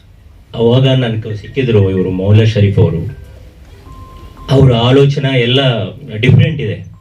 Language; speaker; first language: Kannada; non-native, fluent; Telugu